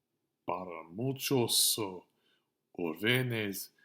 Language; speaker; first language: Spanish; non-native, learner; English